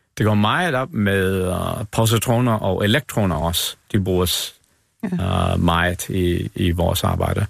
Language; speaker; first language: Danish; non-native, fluent; English